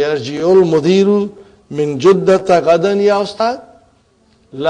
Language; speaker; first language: Arabic; non-native, fluent; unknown